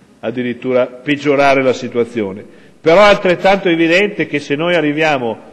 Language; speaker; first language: Italian; native; Italian